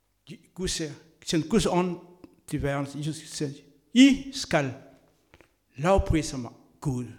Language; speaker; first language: Danish; non-native, fluent; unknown